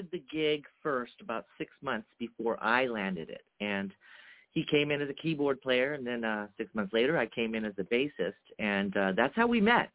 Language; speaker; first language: English; early bilingual, other home language; Japanese